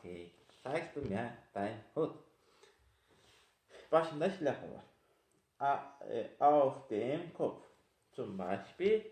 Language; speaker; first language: German; non-native, fluent; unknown